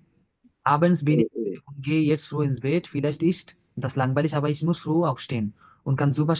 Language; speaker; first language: German; non-native, fluent; Bangla